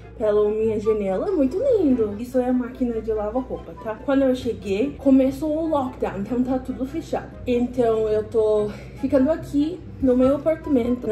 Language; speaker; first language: Portuguese; non-native, fluent; English